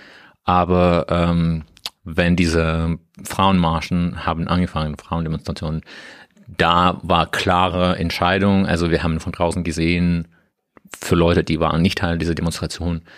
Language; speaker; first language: German; non-native, learner; Russian